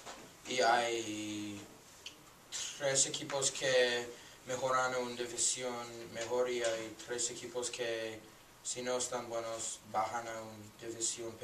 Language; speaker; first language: Spanish; non-native, learner; English